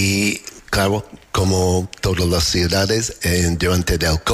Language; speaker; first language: Spanish; non-native, learner; English